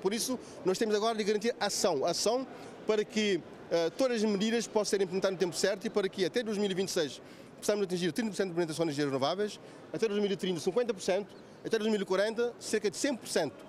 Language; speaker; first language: Portuguese; non-native, local second language; Kabuverdianu